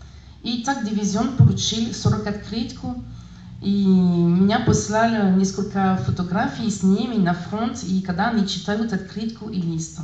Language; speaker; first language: Russian; non-native, learner; French